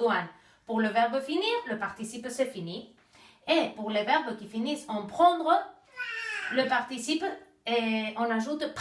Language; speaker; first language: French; non-native, fluent; Basque